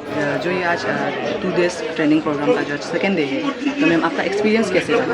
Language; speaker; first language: Hindi; non-native, local second language; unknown